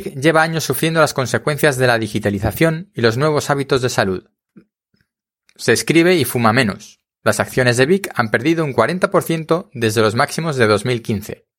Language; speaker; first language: Spanish; native; Spanish